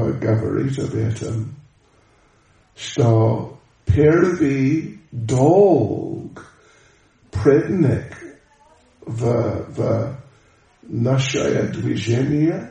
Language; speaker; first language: Russian; non-native, learner; English